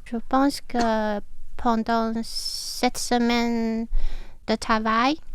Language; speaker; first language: French; non-native, fluent; Chinese